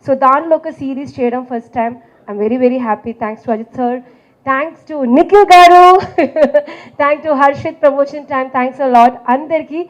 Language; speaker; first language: Telugu; non-native, fluent; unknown